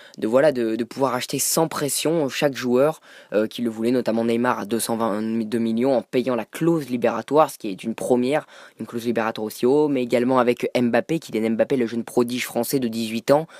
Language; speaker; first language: French; native; French